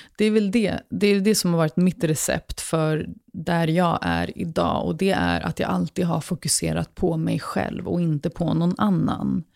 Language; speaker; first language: Swedish; early bilingual, other home language; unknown